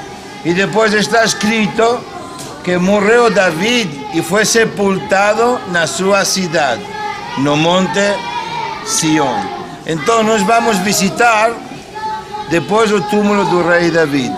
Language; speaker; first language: Portuguese; non-native, fluent; Spanish